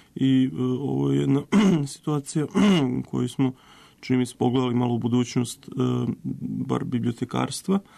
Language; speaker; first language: Serbian; native; Serbian